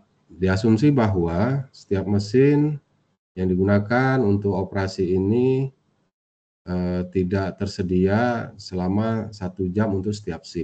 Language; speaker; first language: Indonesian; native; Indonesian